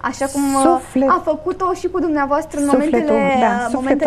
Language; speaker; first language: Romanian; native; Romanian